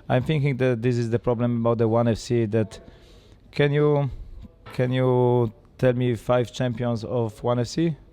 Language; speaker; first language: English; non-native, learner; Polish